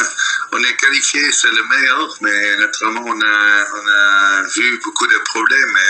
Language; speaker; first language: French; non-native, local second language; Dutch